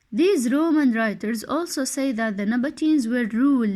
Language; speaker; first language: English; non-native, fluent; Arabic